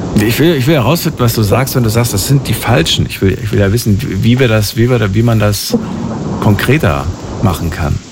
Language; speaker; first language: German; native; German